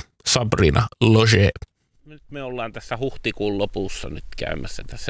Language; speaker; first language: Finnish; native; Finnish